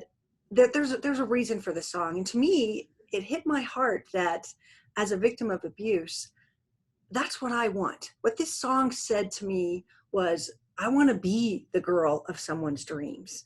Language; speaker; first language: English; native; English